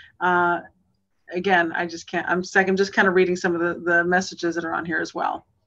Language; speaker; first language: English; native; English